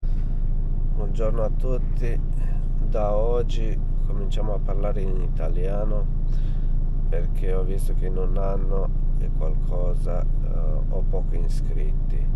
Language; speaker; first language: Italian; non-native, fluent; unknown